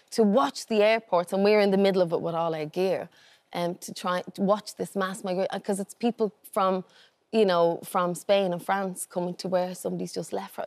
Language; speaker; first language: English; native; English